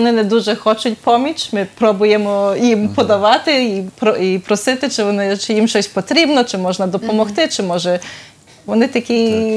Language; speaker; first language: Ukrainian; early bilingual, heritage; Ukrainian